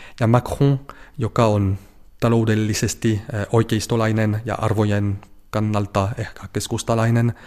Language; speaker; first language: Finnish; non-native, fluent; French